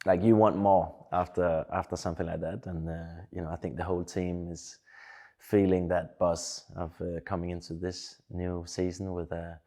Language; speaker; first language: English; non-native, fluent; Danish